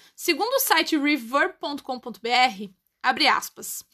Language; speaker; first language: Portuguese; native; Portuguese